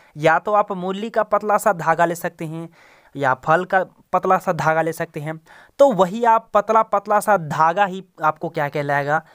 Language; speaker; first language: Hindi; native; Hindi